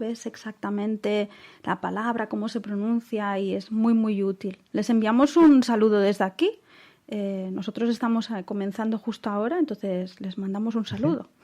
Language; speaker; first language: Spanish; native; Spanish